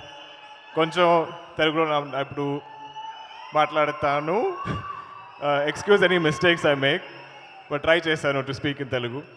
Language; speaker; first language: Telugu; non-native, learner; Malayalam